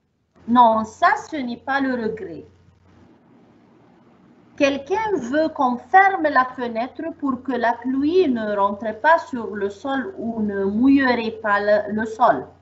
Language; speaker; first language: French; non-native, fluent; Arabic